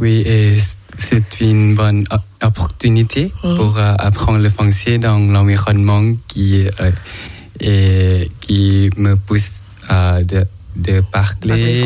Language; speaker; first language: French; non-native, learner; Thai